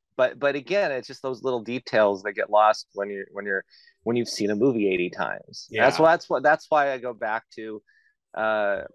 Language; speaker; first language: English; native; English